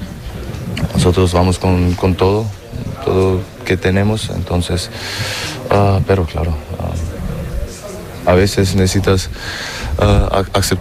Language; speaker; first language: Spanish; non-native, fluent; German